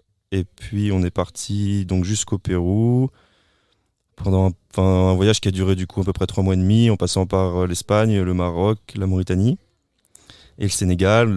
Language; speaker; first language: French; native; French